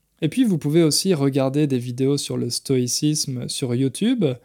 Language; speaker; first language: French; native; French